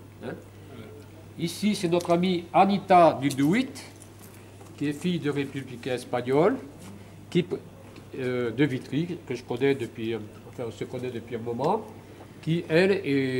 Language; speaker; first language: French; native; French